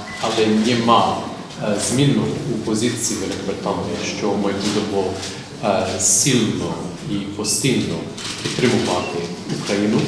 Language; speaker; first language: Ukrainian; non-native, learner; English